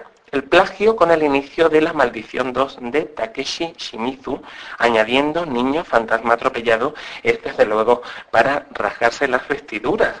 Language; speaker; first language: Spanish; native; Spanish